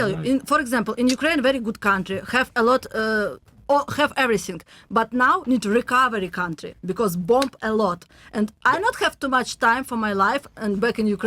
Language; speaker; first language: English; non-native, learner; Russian